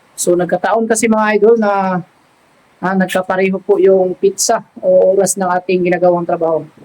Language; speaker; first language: Filipino; non-native, local second language; Cebuano